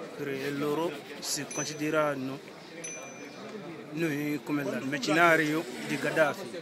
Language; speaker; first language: Italian; non-native, learner; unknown